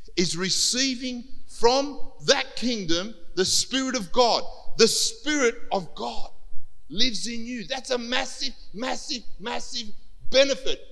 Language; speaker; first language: English; early bilingual, other home language; Greek